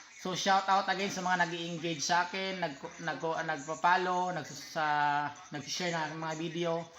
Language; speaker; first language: Filipino; non-native, local second language; Masbatenyo